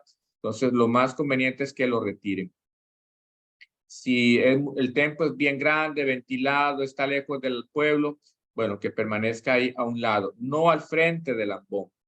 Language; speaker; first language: Spanish; native; Spanish